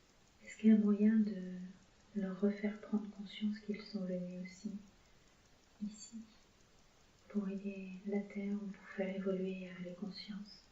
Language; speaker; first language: French; native; French